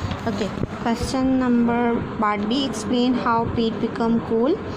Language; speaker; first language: English; non-native, local second language; Urdu